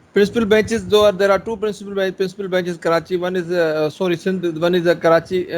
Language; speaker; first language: English; non-native, local second language; Urdu